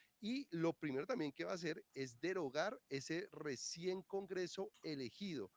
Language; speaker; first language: Spanish; native; Spanish